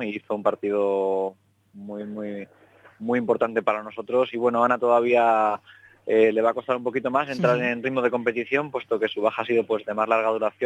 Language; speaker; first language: Spanish; native; Spanish